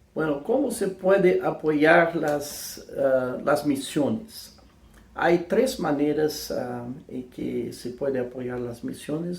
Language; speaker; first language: Spanish; non-native, fluent; English